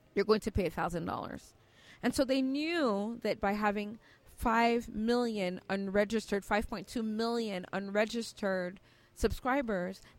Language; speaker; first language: English; native; English